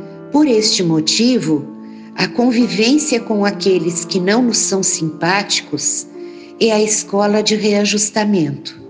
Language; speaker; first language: Portuguese; native; Portuguese